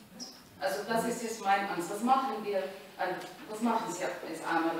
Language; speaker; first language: German; non-native, learner; Arabic